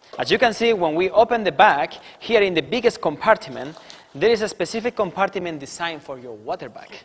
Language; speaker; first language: English; non-native, fluent; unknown